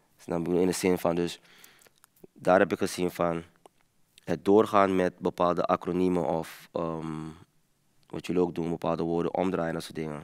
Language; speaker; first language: Dutch; early bilingual, other home language; Papiamento